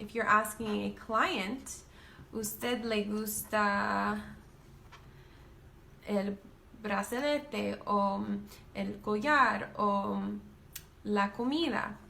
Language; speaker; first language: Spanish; non-native, learner; English